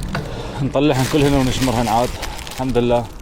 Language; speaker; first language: Arabic; native; Arabic